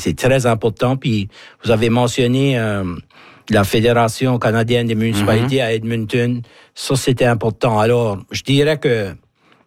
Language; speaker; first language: French; native; French